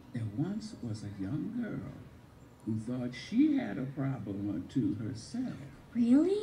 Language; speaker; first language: English; non-native, fluent; French